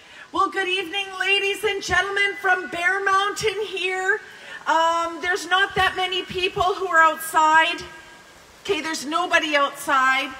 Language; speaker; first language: English; native; English